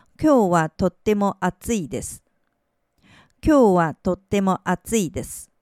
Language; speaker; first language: Japanese; non-native, fluent; Chinese